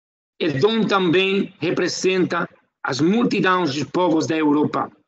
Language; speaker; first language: Portuguese; non-native, fluent; Spanish